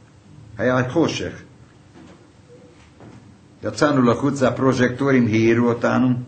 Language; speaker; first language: Hebrew; non-native, fluent; Hungarian